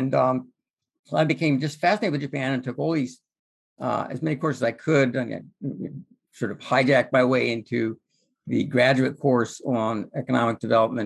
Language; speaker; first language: English; native; English